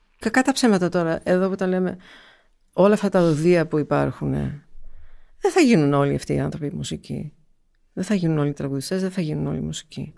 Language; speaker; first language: Greek; early bilingual, heritage; Greek